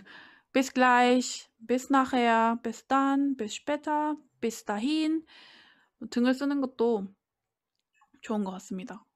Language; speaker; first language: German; non-native, fluent; Korean